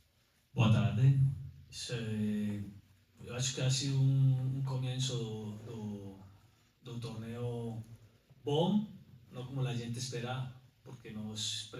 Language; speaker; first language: Portuguese; non-native, learner; Spanish